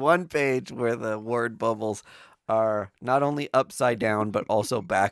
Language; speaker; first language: English; native; English